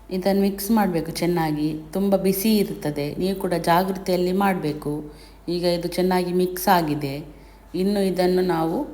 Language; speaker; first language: Kannada; non-native, local second language; Tulu